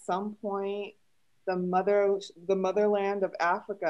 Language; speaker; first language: English; early bilingual, other home language; Spanish